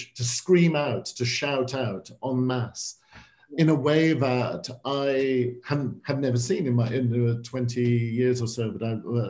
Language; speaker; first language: English; native; English